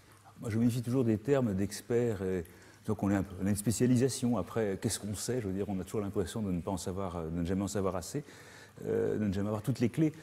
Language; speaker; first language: French; native; French